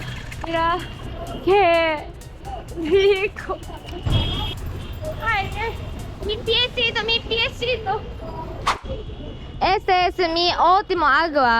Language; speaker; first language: Spanish; non-native, learner; Japanese